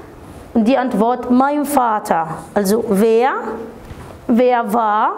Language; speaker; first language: German; non-native, fluent; Arabic